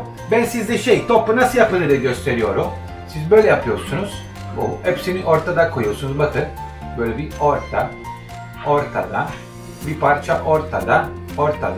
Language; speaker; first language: Turkish; non-native, fluent; Italian